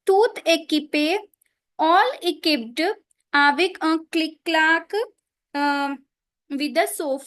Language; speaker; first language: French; non-native, fluent; Punjabi